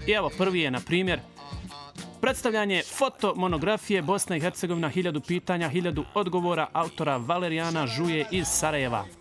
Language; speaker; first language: Croatian; early bilingual, heritage; Bosnian